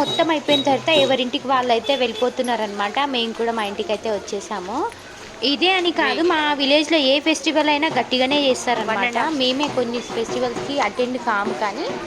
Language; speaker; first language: Telugu; non-native, local second language; Lambadi